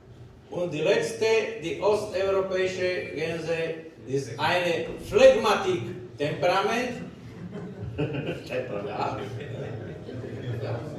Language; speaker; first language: German; non-native, learner; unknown